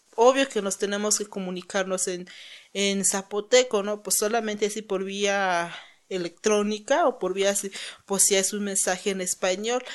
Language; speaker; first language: Spanish; non-native, local second language; Zapotec